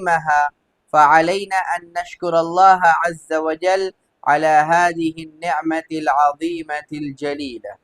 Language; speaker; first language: Arabic; non-native, fluent; Urdu